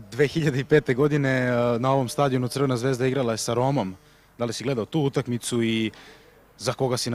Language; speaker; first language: Serbian; native; Serbian